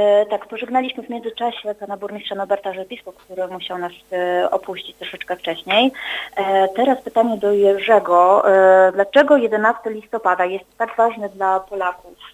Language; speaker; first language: Polish; native; Polish